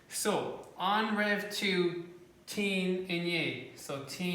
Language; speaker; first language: Irish; non-native, local second language; English